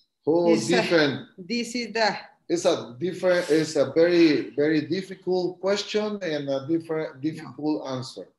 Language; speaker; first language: English; non-native, learner; Spanish